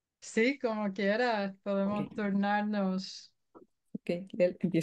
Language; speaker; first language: Spanish; early bilingual, heritage; Spanish